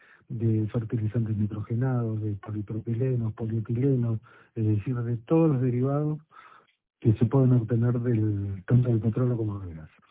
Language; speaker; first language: Spanish; native; Spanish